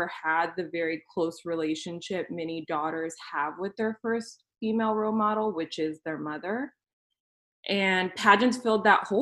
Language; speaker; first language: English; native; English